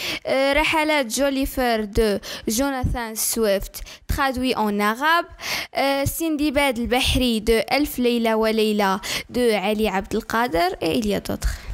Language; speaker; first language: French; non-native, learner; Arabic